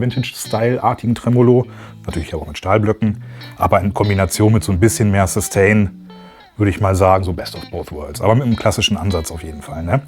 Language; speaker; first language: German; native; German